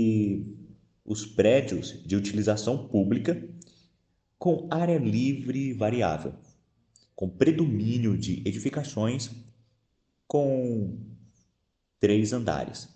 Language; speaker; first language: Portuguese; native; Portuguese